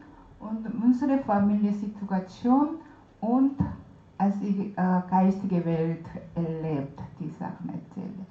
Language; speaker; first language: German; non-native, learner; Korean